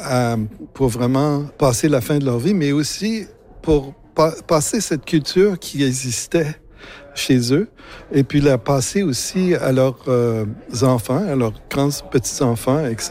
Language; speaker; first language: French; native; French